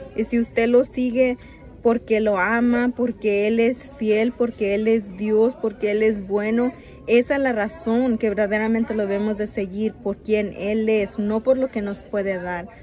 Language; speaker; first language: Spanish; early bilingual, heritage; Spanish